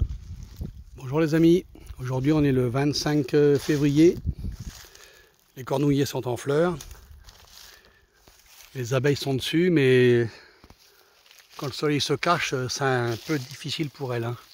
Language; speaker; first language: French; native; French